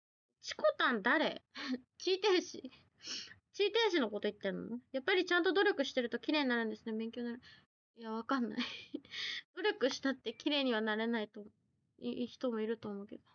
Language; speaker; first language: Japanese; native; Japanese